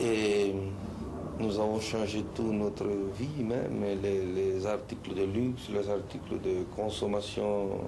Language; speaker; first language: French; non-native, fluent; Spanish